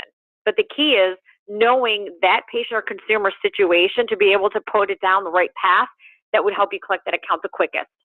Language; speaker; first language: English; native; English